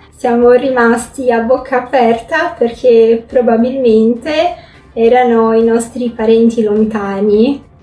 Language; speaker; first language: Italian; non-native, fluent; Portuguese